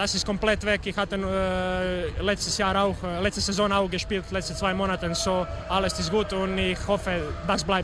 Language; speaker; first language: German; non-native, learner; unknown